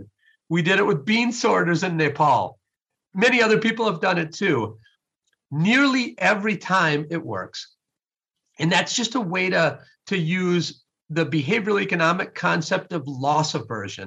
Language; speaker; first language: English; native; English